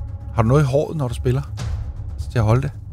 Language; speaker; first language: Danish; native; Danish